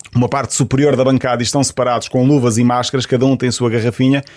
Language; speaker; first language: Portuguese; native; Portuguese